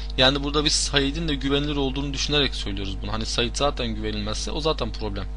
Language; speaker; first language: Turkish; non-native, fluent; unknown